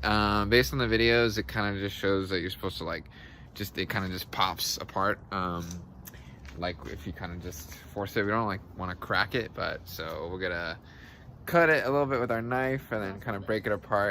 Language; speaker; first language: English; native; English